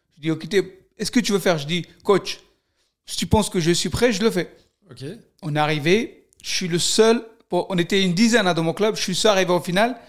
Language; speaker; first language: French; early bilingual, other home language; Kurdish